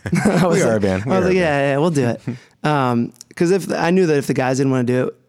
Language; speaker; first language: English; native; English